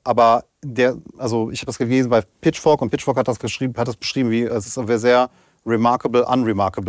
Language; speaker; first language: German; native; German